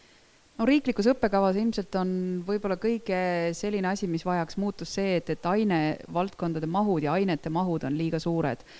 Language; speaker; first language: Estonian; native; Estonian